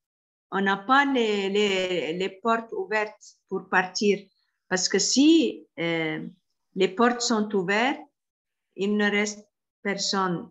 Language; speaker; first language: French; non-native, fluent; Arabic